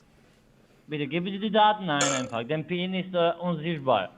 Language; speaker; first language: German; non-native, fluent; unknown